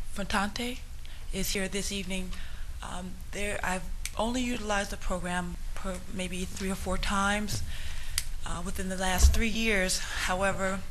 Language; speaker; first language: English; native; English